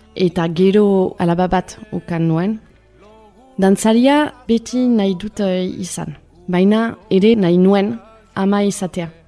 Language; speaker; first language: Basque; early bilingual, other home language; Spanish